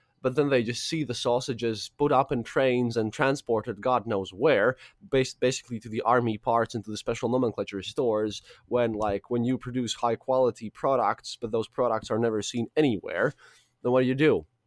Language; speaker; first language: English; non-native, fluent; Russian